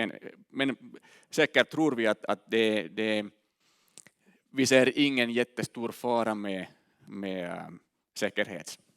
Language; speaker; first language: Swedish; non-native, learner; Finnish